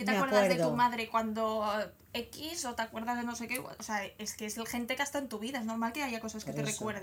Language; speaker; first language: Spanish; native; Spanish